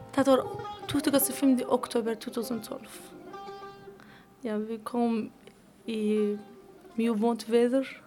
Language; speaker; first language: Icelandic; non-native, learner; Persian